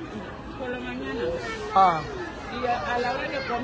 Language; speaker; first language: Spanish; native; Spanish